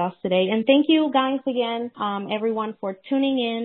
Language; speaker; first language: English; non-native, fluent; Spanish